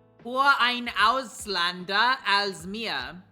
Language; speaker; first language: German; non-native, learner; English